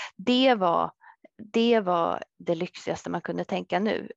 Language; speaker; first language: Swedish; native; Swedish